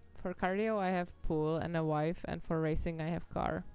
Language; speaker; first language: English; non-native, fluent; Czech